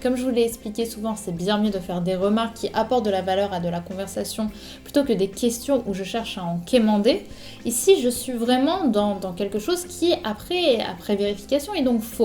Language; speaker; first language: French; native; French